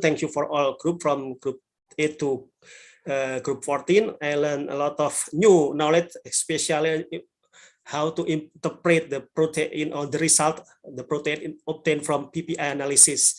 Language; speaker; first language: English; non-native, learner; Indonesian